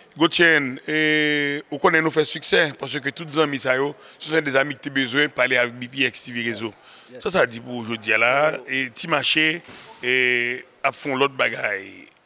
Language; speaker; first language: French; non-native, local second language; Haitian Creole